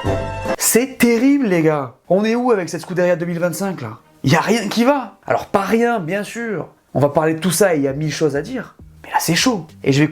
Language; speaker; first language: French; native; French